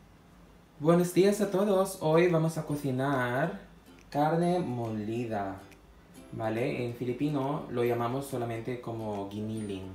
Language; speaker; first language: Spanish; non-native, fluent; Filipino